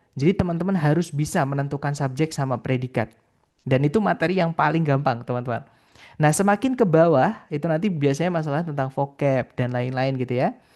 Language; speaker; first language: Indonesian; non-native, local second language; Javanese